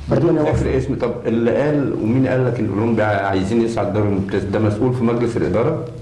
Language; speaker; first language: Arabic; native; Arabic